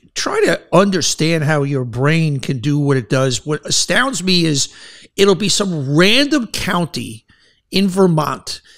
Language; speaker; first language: English; native; English